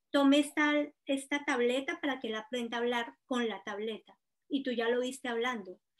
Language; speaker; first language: Spanish; native; Spanish